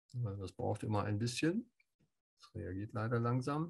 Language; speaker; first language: German; native; German